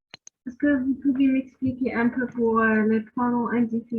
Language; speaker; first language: French; non-native, learner; Arabic